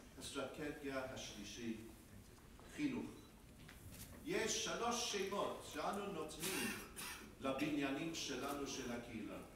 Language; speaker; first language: Hebrew; non-native, fluent; English